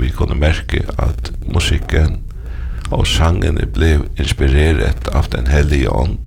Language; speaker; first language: Danish; non-native, local second language; Faroese